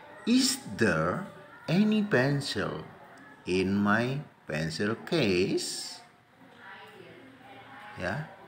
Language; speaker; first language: English; non-native, fluent; Indonesian